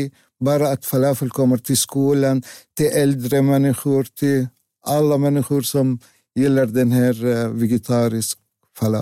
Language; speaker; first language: Swedish; non-native, learner; Arabic